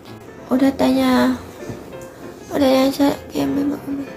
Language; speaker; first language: Indonesian; non-native, learner; Vietnamese